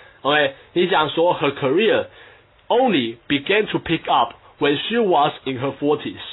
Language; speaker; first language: English; non-native, fluent; Chinese